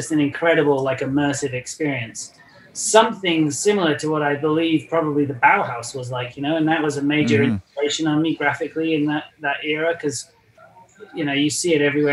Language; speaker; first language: English; native; English